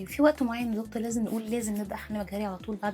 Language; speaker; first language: Arabic; native; Arabic